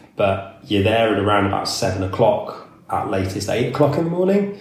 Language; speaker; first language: English; native; English